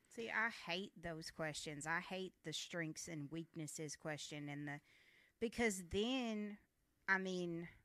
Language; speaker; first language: English; native; English